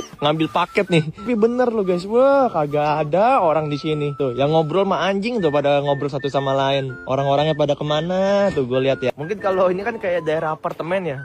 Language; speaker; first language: Indonesian; native; Indonesian